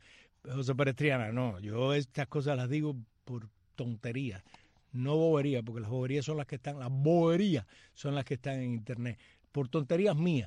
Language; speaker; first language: Spanish; native; Spanish